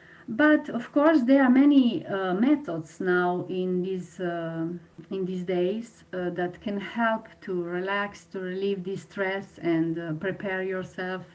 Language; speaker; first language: English; non-native, fluent; Slovenian